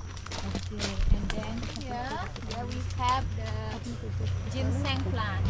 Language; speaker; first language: English; non-native, learner; Balinese